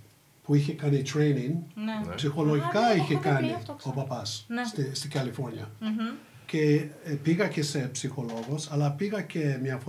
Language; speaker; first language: Greek; early bilingual, heritage; English